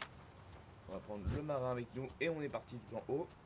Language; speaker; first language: French; native; French